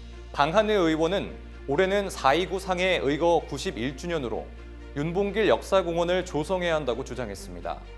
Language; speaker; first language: Korean; native; Korean